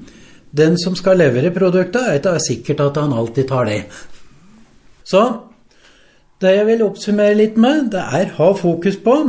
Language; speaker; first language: Norwegian; native; Norwegian